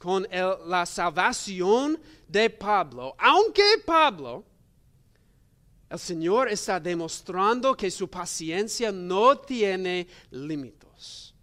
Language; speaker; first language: Spanish; non-native, learner; English